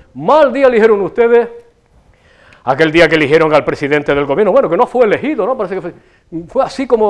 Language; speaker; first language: Spanish; native; Spanish